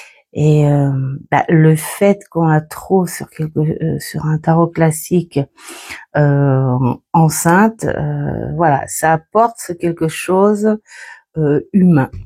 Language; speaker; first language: French; native; French